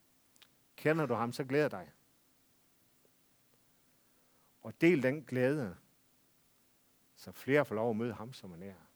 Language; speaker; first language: Danish; native; Danish